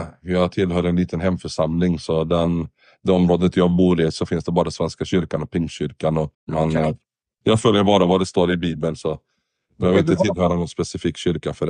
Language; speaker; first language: Swedish; early bilingual, other home language; Arabic